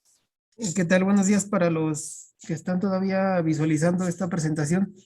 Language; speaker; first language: Spanish; native; Spanish